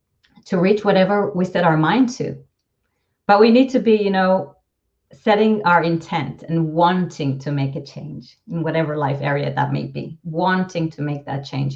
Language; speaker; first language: English; non-native, fluent; Hebrew